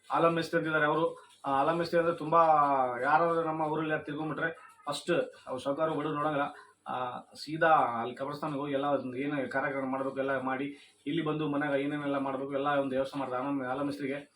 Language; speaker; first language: Kannada; non-native, local second language; Urdu